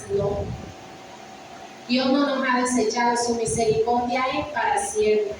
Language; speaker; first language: Spanish; native; Spanish